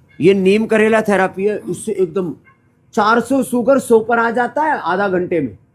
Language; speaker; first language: Hindi; native; Hindi